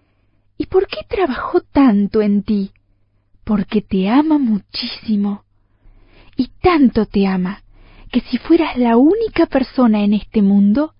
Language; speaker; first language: Spanish; native; Spanish